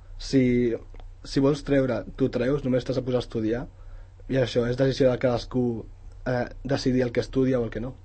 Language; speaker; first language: Catalan; non-native, local second language; Spanish